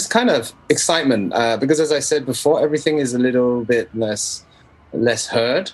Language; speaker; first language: English; non-native, local second language; Cantonese